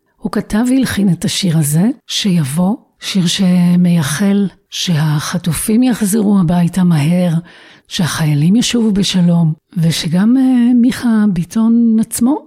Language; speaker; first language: Hebrew; native; Hebrew